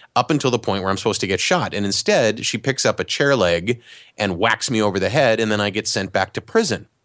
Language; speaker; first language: English; native; English